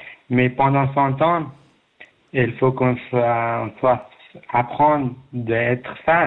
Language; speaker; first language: French; non-native, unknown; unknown